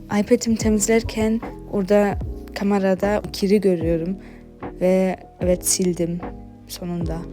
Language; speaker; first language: Turkish; early bilingual, heritage; Turkish